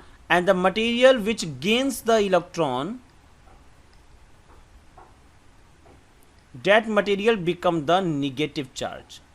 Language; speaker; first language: English; non-native, local second language; Hindi